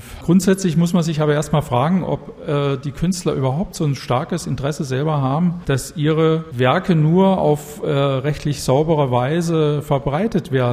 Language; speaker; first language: German; native; German